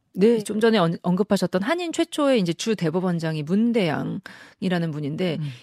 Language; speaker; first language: Korean; native; Korean